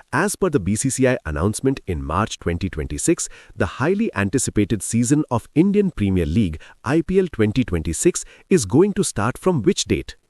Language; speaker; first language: English; non-native, local second language; Hindi